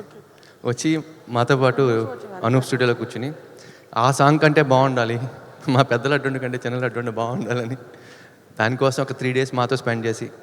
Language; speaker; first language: Telugu; native; Telugu